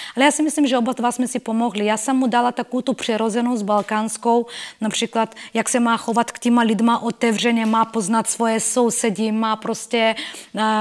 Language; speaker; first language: Czech; non-native, fluent; Bulgarian